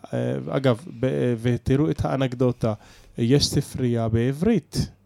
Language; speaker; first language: Hebrew; non-native, local second language; Arabic